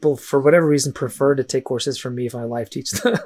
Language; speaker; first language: English; early bilingual, other home language; Russian